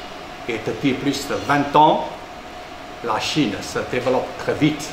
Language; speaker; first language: French; non-native, fluent; Chinese